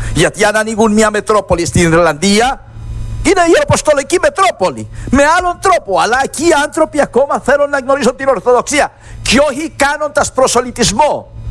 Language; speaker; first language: Greek; non-native, fluent; Spanish